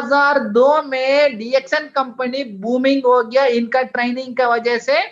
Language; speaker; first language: Hindi; non-native, local second language; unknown